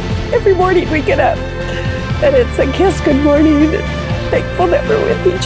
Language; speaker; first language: English; native; English